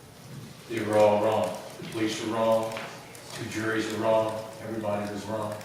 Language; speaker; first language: English; native; English